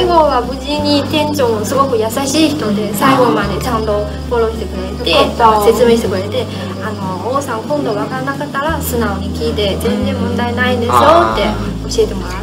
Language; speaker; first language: Japanese; non-native, fluent; Chinese